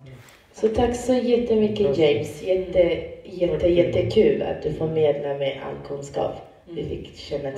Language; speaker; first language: Swedish; native; Swedish